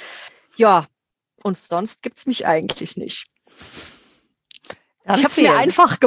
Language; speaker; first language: German; native; German